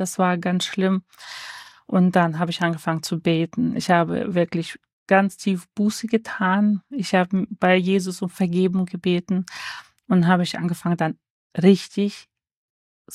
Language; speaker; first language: German; early bilingual, other home language; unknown